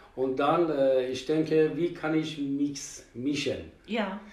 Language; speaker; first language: German; non-native, fluent; Persian